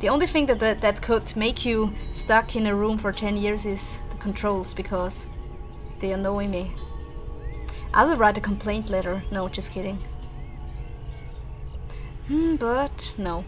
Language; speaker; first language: English; non-native, fluent; German